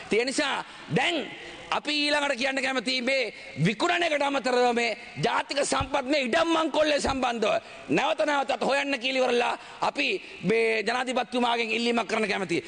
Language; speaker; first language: Sinhala; native; Sinhala